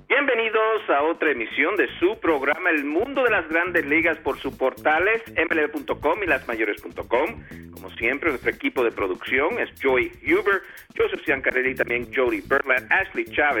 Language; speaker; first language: Spanish; native; Spanish